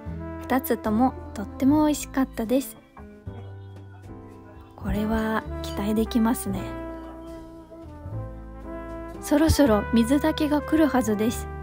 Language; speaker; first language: Japanese; non-native, fluent; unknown